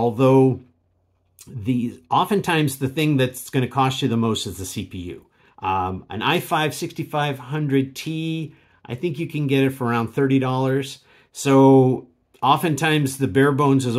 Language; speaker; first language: English; native; English